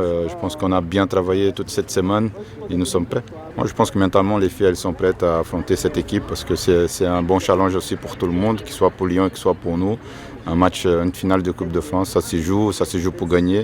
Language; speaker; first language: French; native; French